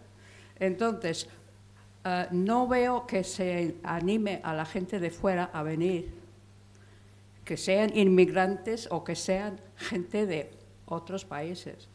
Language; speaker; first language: Spanish; non-native, fluent; English